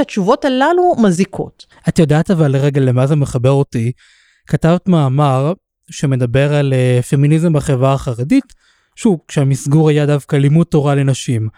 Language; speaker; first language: Hebrew; native; Hebrew